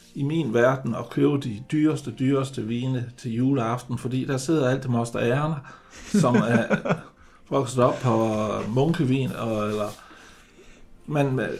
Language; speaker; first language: Danish; native; Danish